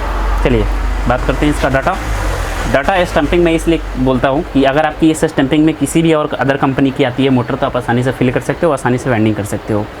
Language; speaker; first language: Hindi; native; Hindi